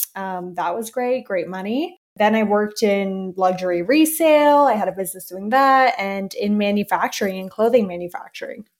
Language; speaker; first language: English; native; English